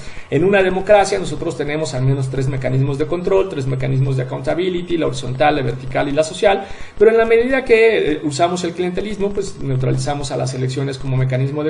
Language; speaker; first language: Spanish; native; Spanish